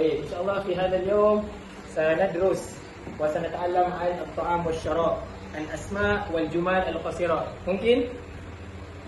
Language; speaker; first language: Arabic; non-native, learner; Malay